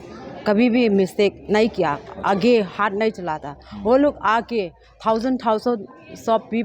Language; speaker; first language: Hindi; non-native, local second language; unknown